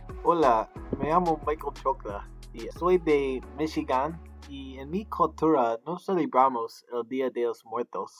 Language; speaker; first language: Spanish; non-native, learner; English